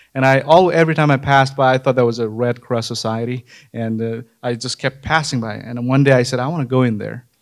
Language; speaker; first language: English; non-native, local second language; Nepali